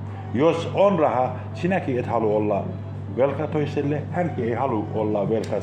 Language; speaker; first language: Finnish; non-native, fluent; Turkish